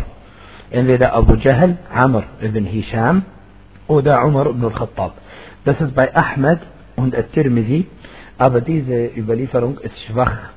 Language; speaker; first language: German; non-native, fluent; Arabic